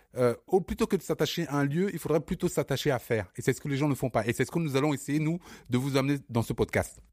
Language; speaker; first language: French; early bilingual, other home language; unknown